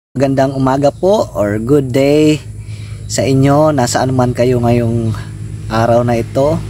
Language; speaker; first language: Filipino; non-native, local second language; Iloko